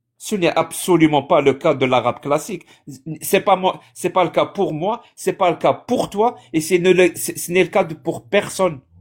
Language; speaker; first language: French; native; French